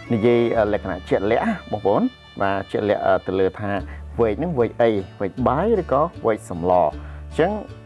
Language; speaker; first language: Khmer; native; Khmer